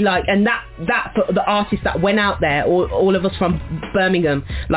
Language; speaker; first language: English; native; English